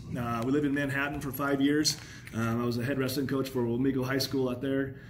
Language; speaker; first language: English; native; English